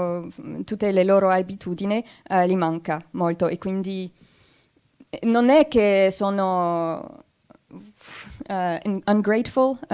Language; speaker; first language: Italian; non-native, fluent; French